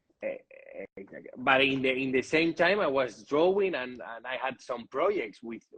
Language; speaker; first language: English; non-native, learner; Spanish